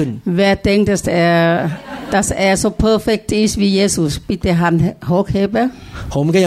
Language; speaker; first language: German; non-native, learner; Thai